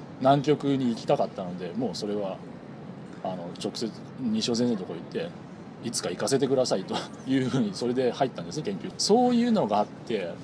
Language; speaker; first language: Japanese; native; Japanese